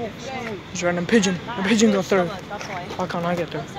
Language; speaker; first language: English; native; English